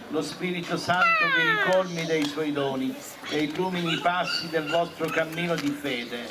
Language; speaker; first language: Italian; native; Italian